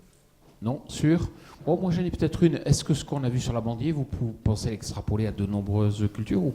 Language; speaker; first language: French; native; French